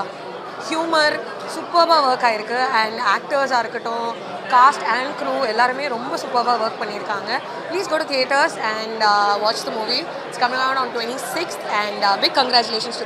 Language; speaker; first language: Tamil; native; Tamil